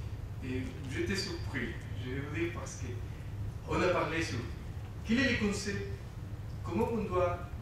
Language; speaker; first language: French; non-native, fluent; Spanish